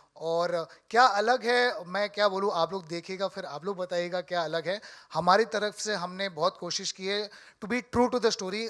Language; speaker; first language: Hindi; native; Hindi